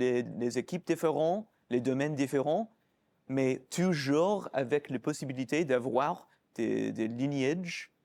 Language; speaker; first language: French; non-native, fluent; English